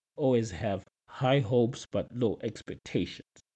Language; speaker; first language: English; non-native, local second language; Shona